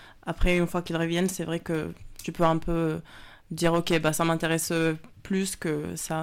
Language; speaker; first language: French; non-native, fluent; Spanish